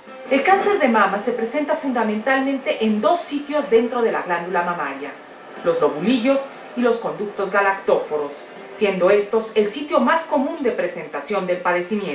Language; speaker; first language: Spanish; native; Spanish